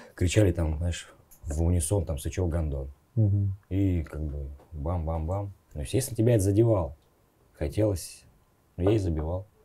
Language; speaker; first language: Russian; native; Russian